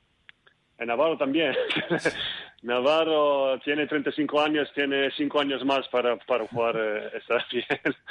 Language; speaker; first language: Spanish; non-native, fluent; Italian